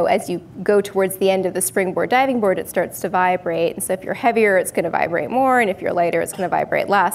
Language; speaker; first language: English; native; English